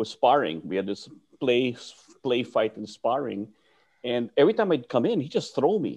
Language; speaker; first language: English; non-native, local second language; Filipino